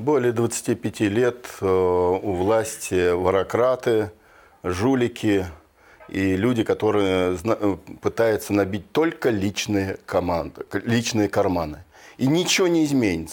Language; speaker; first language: Russian; native; Russian